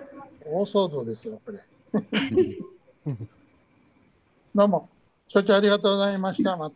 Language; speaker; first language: Japanese; early bilingual, heritage; Japanese